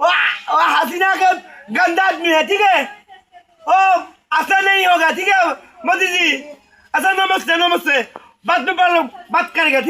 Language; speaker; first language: Hindi; non-native, local second language; Bangla